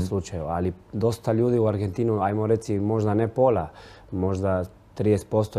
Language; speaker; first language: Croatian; non-native, fluent; Spanish